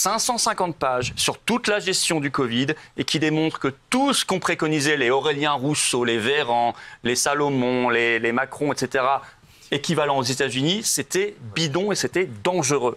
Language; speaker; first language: French; native; French